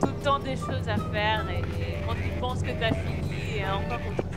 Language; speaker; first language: French; non-native, fluent; English